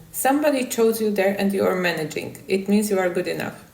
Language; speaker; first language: English; non-native, fluent; Polish